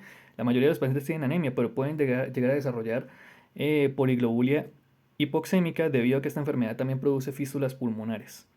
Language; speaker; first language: Spanish; native; Spanish